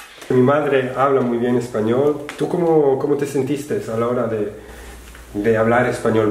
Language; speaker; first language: Spanish; non-native, fluent; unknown